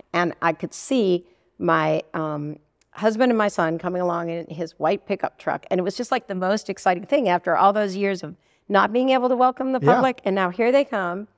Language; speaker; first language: English; native; English